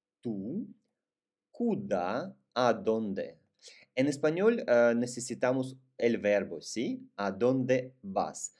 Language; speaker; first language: Spanish; non-native, fluent; Russian